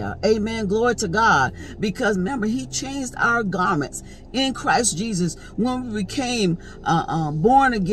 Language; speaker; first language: English; native; English